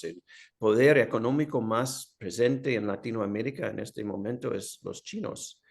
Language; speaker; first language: Spanish; non-native, fluent; English